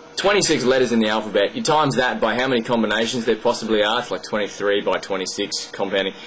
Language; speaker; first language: English; native; English